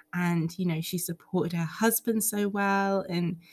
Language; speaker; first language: English; native; English